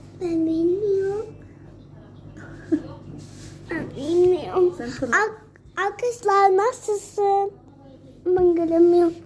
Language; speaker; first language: Turkish; early bilingual, heritage; Turkish